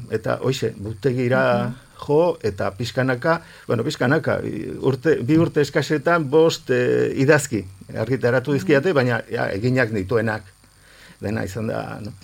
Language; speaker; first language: Basque; non-native, local second language; Spanish